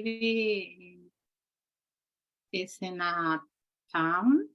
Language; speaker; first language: English; non-native, learner; Spanish